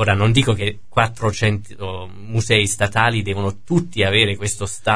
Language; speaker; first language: Italian; non-native, fluent; German